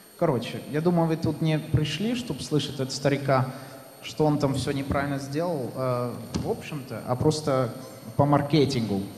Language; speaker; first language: Russian; non-native, fluent; Dutch